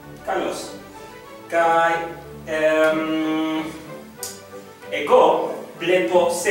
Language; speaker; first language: Greek; non-native, fluent; Spanish